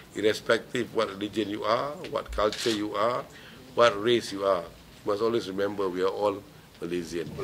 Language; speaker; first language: English; non-native, local second language; Malay